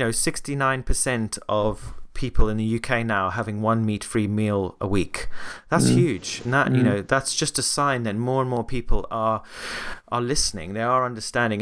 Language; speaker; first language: English; native; English